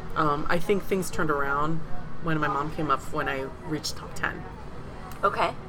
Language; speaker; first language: English; native; English